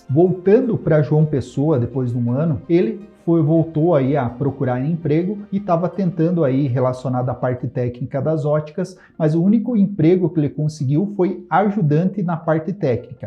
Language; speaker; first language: Portuguese; native; Portuguese